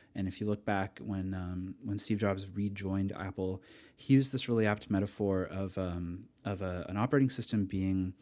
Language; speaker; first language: English; native; English